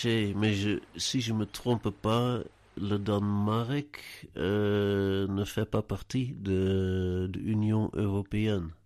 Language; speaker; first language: French; non-native, learner; Dutch